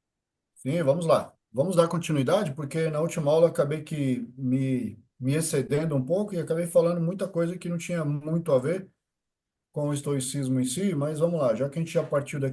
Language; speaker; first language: Portuguese; native; Portuguese